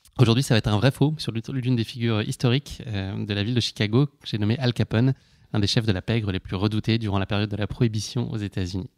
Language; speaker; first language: French; native; French